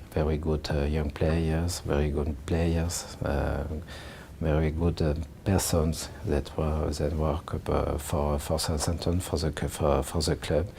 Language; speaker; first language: English; non-native, learner; French